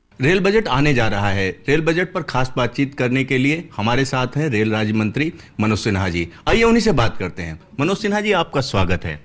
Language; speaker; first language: Hindi; native; Hindi